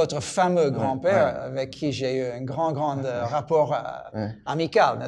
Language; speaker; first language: French; non-native, fluent; English